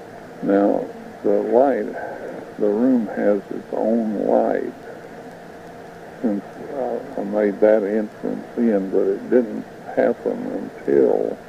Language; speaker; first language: English; native; English